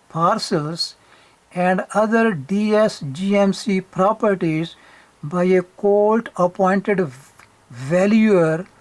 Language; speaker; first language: English; non-native, local second language; Punjabi